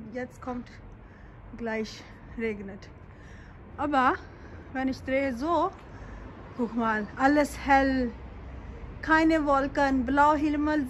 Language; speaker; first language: German; non-native, learner; Urdu